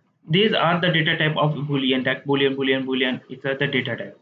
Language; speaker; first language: English; non-native, local second language; Hindi